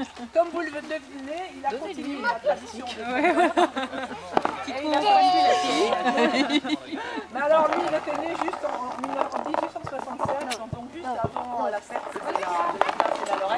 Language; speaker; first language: French; native; French